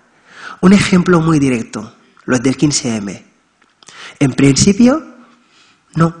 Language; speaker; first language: Spanish; non-native, fluent; Wolof